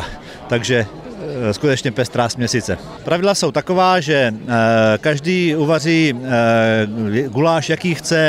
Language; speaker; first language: Czech; native; Czech